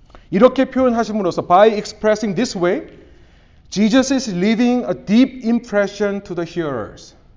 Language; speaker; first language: English; non-native, fluent; Korean